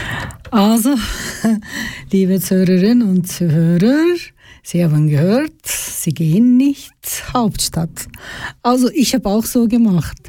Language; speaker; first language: German; non-native, learner; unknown